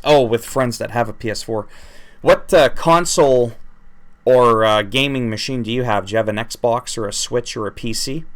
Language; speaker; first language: English; native; English